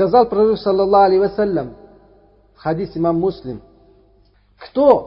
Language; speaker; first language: Russian; non-native, learner; Uzbek